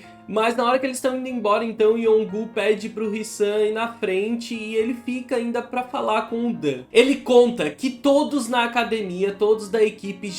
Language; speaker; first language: Portuguese; native; Portuguese